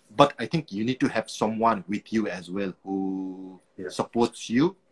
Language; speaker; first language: English; non-native, local second language; Nepali